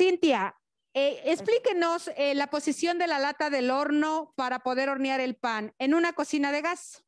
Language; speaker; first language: Spanish; native; Spanish